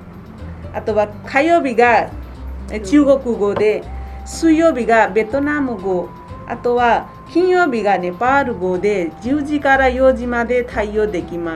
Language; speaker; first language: Japanese; non-native, fluent; Nepali